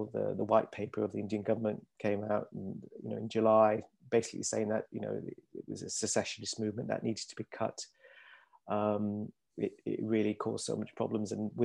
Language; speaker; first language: English; native; English